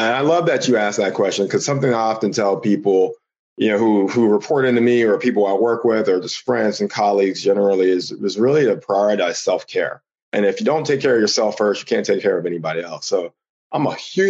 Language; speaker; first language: English; native; English